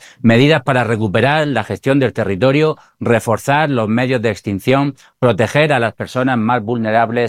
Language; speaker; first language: Spanish; native; Spanish